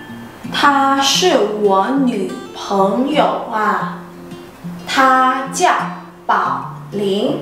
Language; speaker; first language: Chinese; non-native, fluent; Khmer